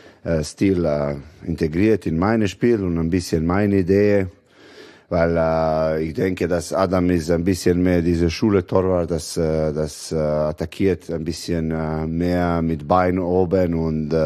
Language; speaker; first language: German; non-native, learner; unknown